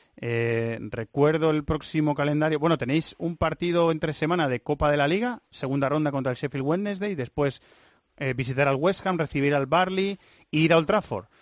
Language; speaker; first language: Spanish; native; Spanish